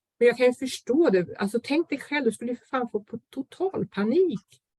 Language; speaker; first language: Swedish; native; Swedish